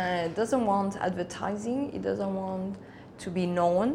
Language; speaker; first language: English; non-native, fluent; Spanish